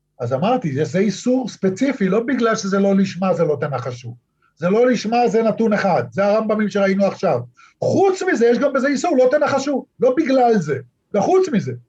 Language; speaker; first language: Hebrew; native; Hebrew